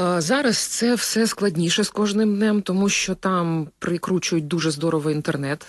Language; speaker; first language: Ukrainian; native; Ukrainian